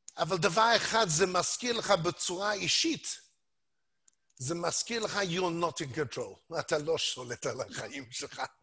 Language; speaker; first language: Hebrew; non-native, fluent; English